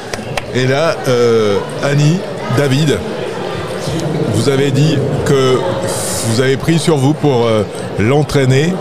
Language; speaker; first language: French; native; French